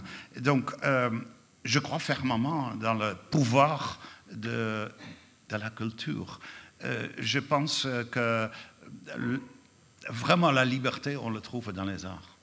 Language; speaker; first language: French; non-native, fluent; Dutch